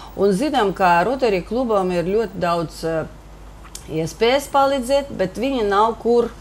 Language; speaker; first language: Latvian; non-native, local second language; Russian